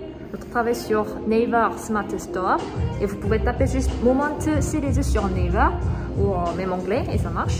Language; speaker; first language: French; non-native, learner; Korean